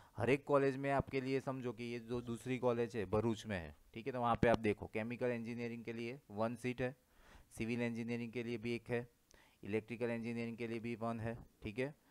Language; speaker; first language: Hindi; non-native, local second language; Gujarati